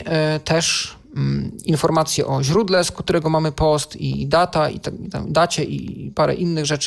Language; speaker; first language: Polish; native; Polish